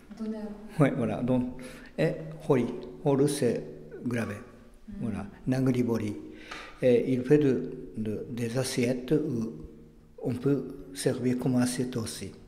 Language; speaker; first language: French; non-native, fluent; Japanese